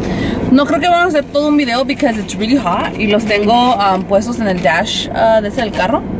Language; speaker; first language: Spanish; early bilingual, heritage; Spanish